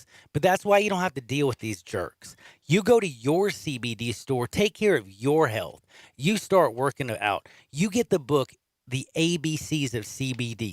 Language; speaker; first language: English; native; English